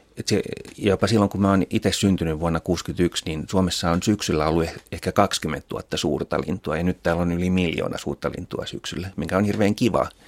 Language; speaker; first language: Finnish; native; Finnish